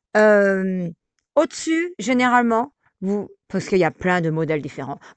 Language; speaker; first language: French; native; French